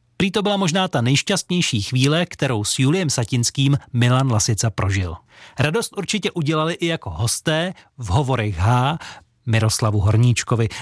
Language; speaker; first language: Czech; native; Czech